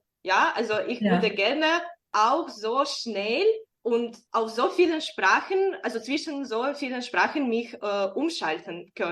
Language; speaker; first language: German; non-native, fluent; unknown